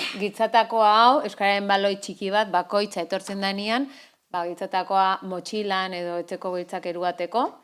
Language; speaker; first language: Basque; non-native, local second language; Spanish